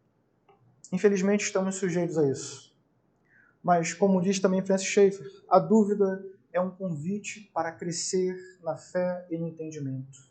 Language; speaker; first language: Portuguese; native; Portuguese